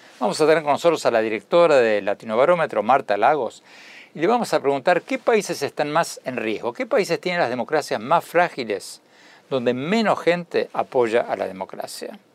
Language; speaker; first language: Spanish; native; Spanish